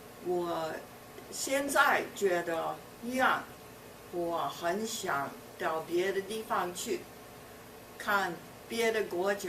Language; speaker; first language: Chinese; early bilingual, heritage; Chinese